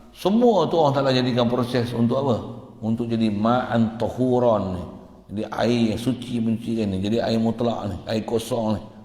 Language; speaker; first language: Malay; native; Malay